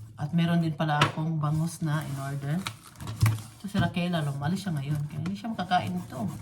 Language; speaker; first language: Filipino; non-native, local second language; Cebuano